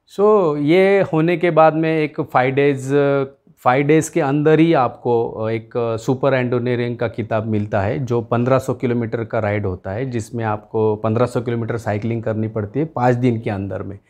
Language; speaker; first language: Hindi; non-native, local second language; Marathi